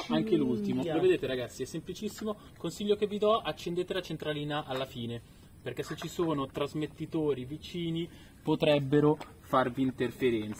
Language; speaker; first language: Italian; native; Italian